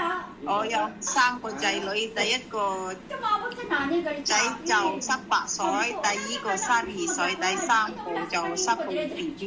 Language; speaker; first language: Cantonese; non-native, learner; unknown